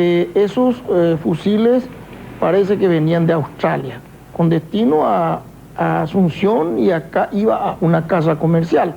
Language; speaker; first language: Spanish; native; Spanish